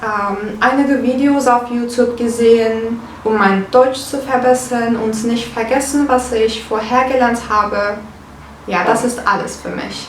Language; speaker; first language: German; non-native, fluent; Turkish